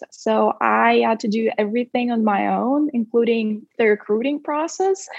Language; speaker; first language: English; non-native, fluent; Russian